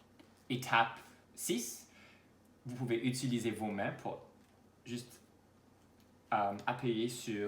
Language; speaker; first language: French; non-native, local second language; English